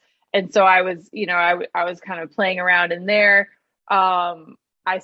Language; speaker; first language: English; native; English